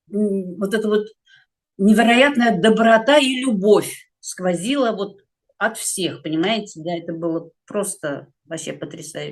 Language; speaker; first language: Russian; native; Russian